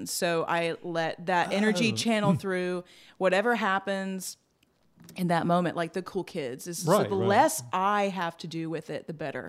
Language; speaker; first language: English; native; English